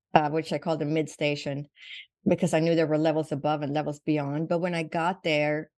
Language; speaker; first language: English; non-native, fluent; Swedish